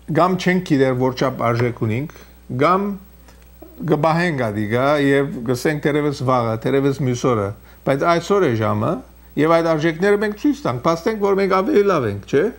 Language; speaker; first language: Armenian; early bilingual, heritage; Armenian